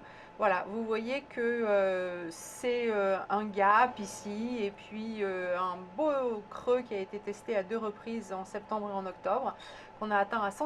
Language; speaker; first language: French; native; French